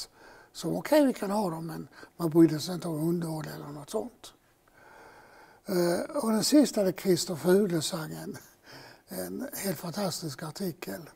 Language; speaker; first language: Swedish; native; Swedish